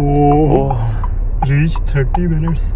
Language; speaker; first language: English; non-native, learner; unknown